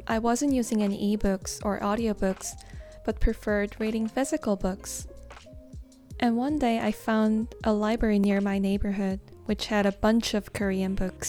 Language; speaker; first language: English; non-native, fluent; Korean